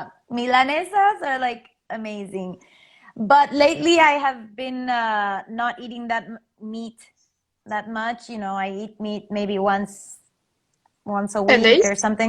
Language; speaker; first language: English; non-native, fluent; Spanish